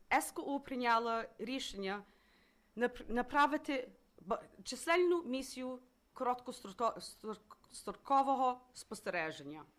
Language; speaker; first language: Ukrainian; early bilingual, heritage; Ukrainian